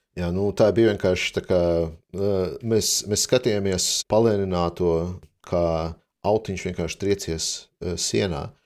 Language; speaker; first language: Latvian; non-native, local second language; Russian